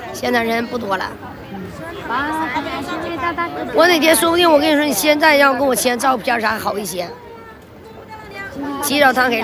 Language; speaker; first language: Chinese; native; Chinese